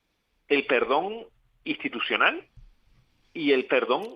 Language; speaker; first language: Spanish; native; Spanish